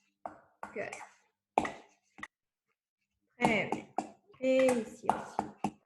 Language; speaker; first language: French; non-native, fluent; Spanish